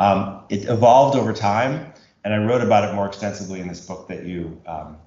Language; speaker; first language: English; native; English